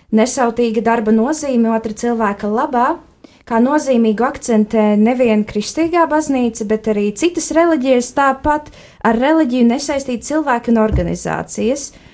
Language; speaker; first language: Latvian; native; Latvian